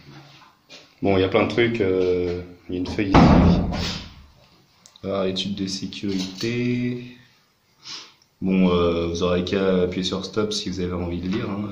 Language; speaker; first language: French; native; French